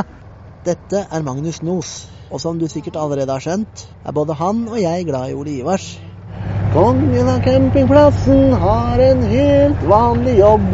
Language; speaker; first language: Norwegian; native; Norwegian